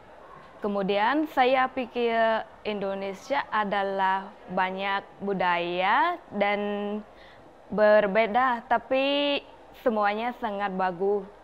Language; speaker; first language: Indonesian; non-native, learner; Khmer